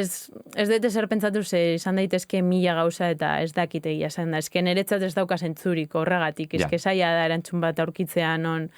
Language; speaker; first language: Basque; native; Basque